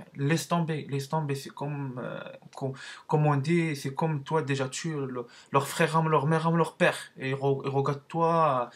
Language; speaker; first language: French; non-native, learner; Arabic